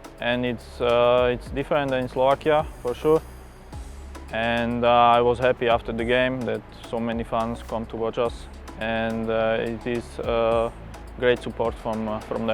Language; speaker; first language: English; non-native, fluent; Slovak